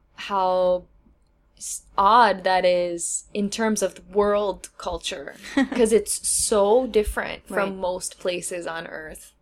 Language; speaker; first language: English; native; English